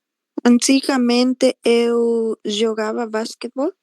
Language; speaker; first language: Portuguese; non-native, learner; Spanish